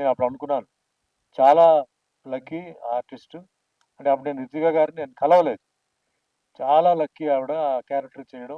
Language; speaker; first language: Telugu; native; Telugu